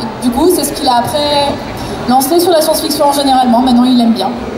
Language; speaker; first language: French; native; French